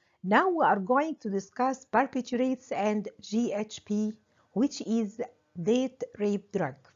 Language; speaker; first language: English; non-native, fluent; Arabic